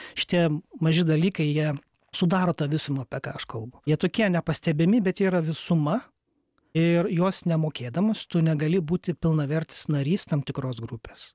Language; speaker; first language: Lithuanian; native; Lithuanian